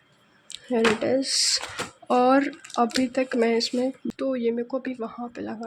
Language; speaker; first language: Hindi; native; Hindi